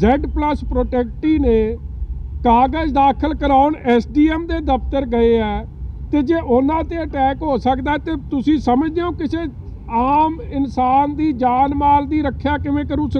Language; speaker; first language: Hindi; non-native, local second language; Punjabi